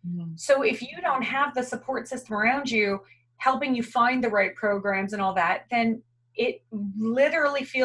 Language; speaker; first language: English; native; English